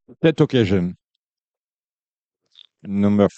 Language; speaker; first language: French; native; French